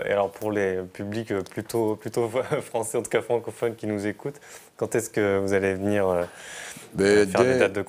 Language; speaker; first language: French; native; French